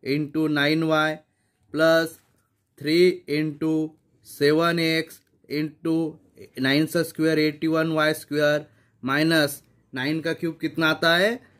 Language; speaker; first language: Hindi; non-native, local second language; Marathi